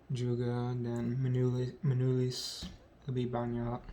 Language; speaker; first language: Indonesian; non-native, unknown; English